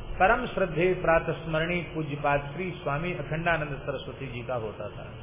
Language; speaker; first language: Hindi; native; Hindi